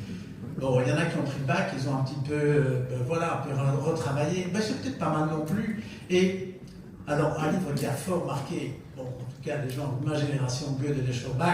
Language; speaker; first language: French; native; French